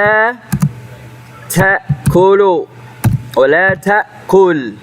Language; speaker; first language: Arabic; non-native, fluent; English